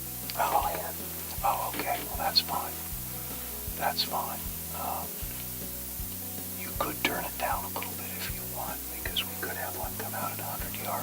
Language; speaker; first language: English; native; English